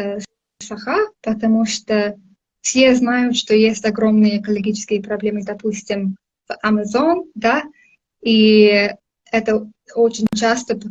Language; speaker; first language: Russian; non-native, fluent; English